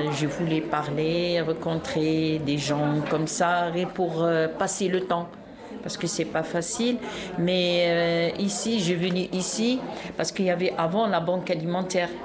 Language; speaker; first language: French; non-native, local second language; Arabic